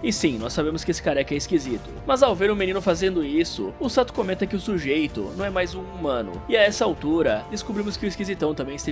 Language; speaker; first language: Portuguese; native; Portuguese